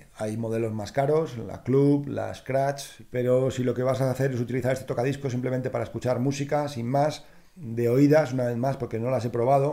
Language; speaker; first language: Spanish; native; Spanish